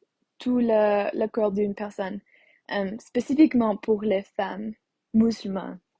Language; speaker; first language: French; non-native, learner; English